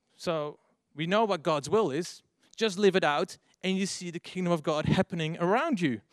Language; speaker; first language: English; non-native, fluent; Dutch